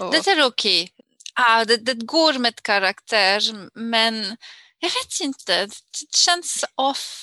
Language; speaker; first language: Swedish; non-native, fluent; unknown